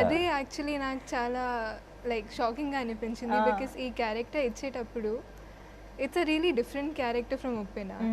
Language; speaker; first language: Telugu; non-native, fluent; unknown